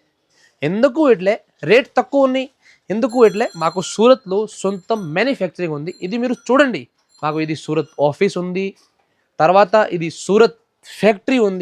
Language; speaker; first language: Telugu; non-native, local second language; Hindi